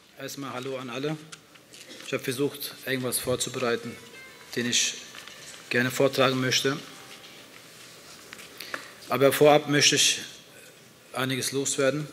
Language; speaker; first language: German; early bilingual, other home language; Turkish